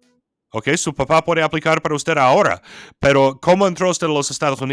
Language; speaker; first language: Spanish; non-native, fluent; English